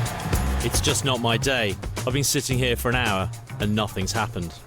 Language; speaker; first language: English; native; English